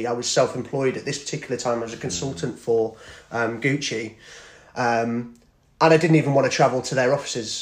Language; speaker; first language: English; native; English